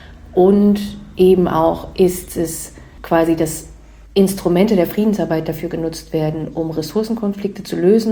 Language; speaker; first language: German; native; German